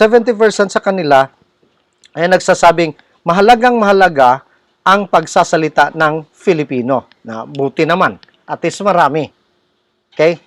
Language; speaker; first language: Filipino; non-native, local second language; Cebuano